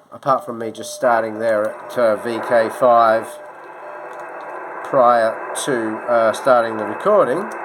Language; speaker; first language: English; native; English